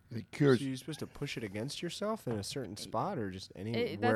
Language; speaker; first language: English; native; English